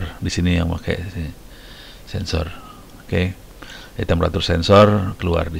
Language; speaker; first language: Indonesian; native; Indonesian